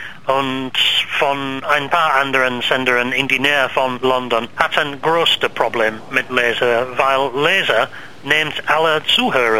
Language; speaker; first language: German; non-native, learner; English